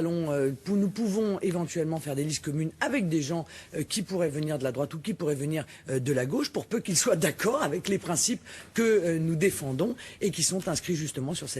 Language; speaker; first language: French; native; French